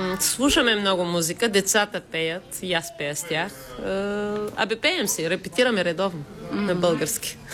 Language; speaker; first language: Bulgarian; native; Bulgarian